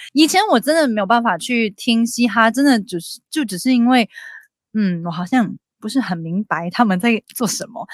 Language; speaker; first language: Chinese; native; Chinese